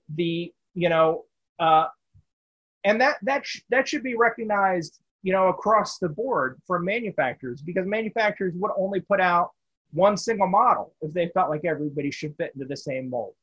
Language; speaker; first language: English; native; English